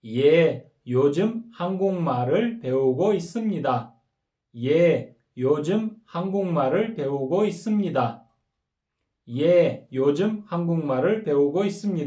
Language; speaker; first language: Korean; non-native, fluent; Kyrgyz